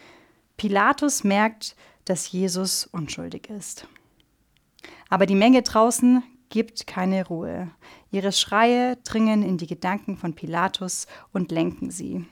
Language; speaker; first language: German; native; German